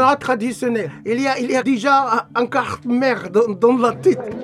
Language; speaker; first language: French; non-native, learner; Arabic